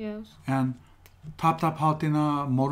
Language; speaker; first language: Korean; non-native, fluent; English